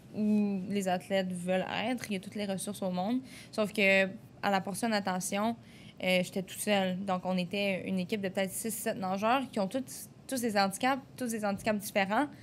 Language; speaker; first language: French; native; French